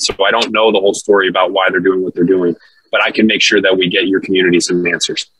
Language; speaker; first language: English; native; English